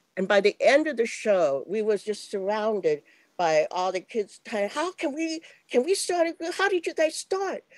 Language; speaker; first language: English; native; English